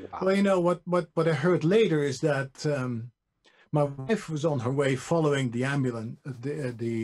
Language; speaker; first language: English; non-native, fluent; Dutch